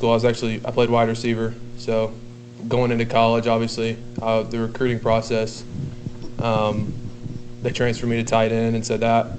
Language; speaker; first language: English; native; English